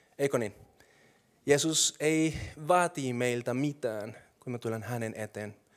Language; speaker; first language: Finnish; non-native, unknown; Spanish